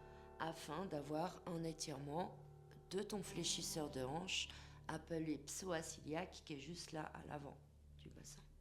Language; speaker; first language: French; native; French